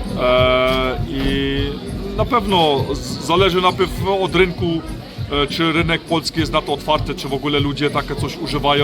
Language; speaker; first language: Polish; early bilingual, heritage; Polish